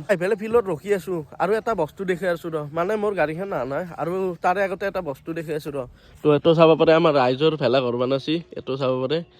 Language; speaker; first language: Assamese; native; Assamese